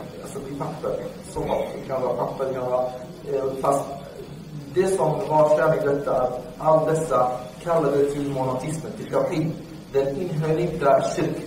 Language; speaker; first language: Swedish; non-native, fluent; Arabic